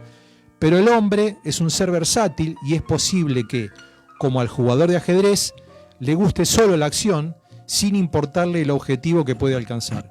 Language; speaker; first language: Spanish; native; Spanish